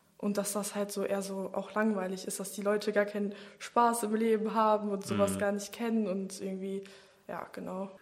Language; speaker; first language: German; early bilingual, other home language; Bosnian